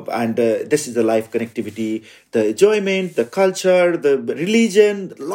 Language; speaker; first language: English; non-native, local second language; Nepali